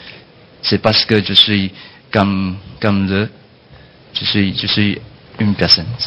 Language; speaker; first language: French; non-native, learner; Chinese